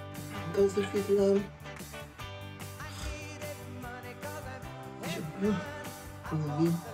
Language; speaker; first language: French; non-native, learner; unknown